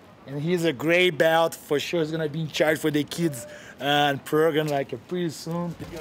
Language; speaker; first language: English; non-native, fluent; Portuguese